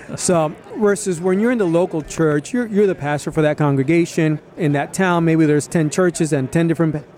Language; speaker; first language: English; early bilingual, other home language; Spanish